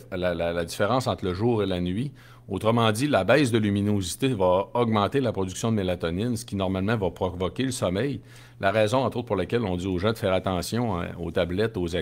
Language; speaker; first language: French; native; French